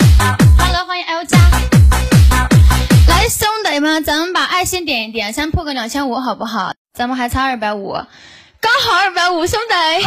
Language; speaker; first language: Chinese; native; Chinese